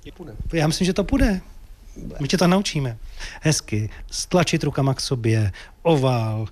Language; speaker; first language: Czech; native; Czech